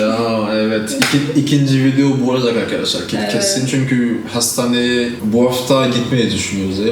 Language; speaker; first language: Turkish; non-native, learner; Haitian Creole